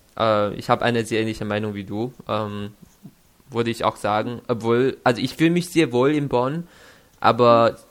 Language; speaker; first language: German; non-native, fluent; Chinese